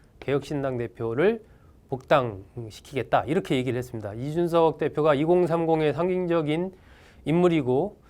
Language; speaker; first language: Korean; native; Korean